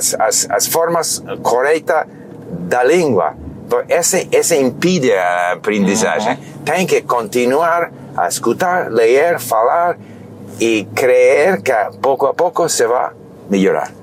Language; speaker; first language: Portuguese; non-native, learner; English